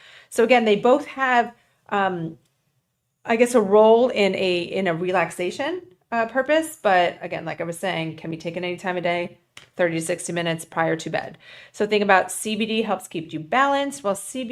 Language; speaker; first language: English; native; English